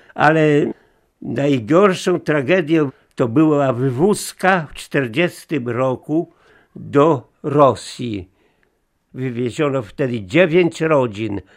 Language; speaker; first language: Polish; native; Polish